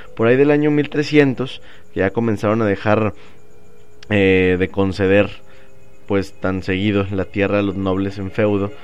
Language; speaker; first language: Spanish; native; Spanish